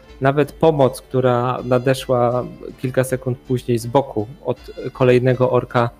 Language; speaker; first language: Polish; native; Polish